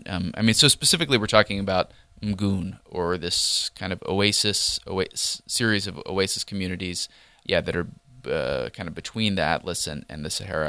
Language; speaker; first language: English; native; English